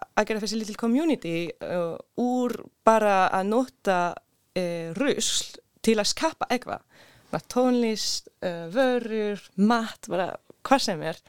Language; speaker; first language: Icelandic; non-native, learner; Swedish